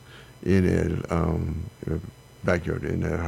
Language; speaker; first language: Spanish; non-native, learner; English